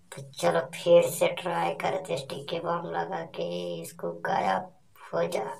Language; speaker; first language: Hindi; non-native, local second language; Marathi